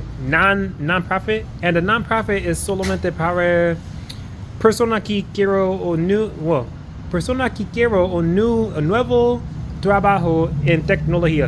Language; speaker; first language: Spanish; non-native, learner; English